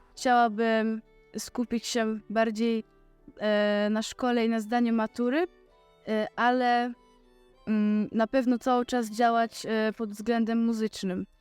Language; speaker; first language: Polish; native; Polish